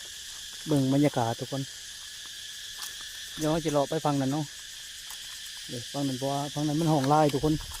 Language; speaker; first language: Thai; non-native, local second language; Northeastern Thai